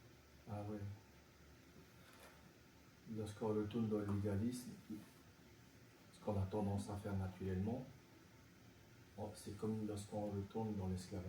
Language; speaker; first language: French; native; French